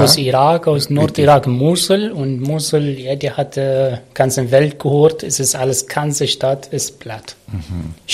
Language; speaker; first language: German; non-native, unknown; Arabic